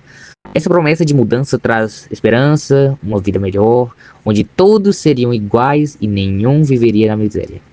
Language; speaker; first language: Portuguese; native; Portuguese